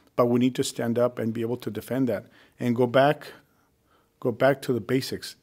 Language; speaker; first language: English; early bilingual, other home language; Spanish